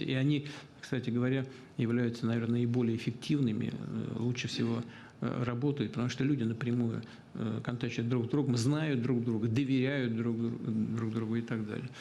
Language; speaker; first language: Russian; native; Russian